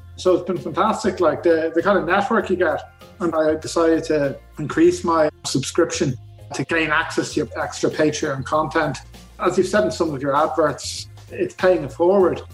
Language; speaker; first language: English; native; English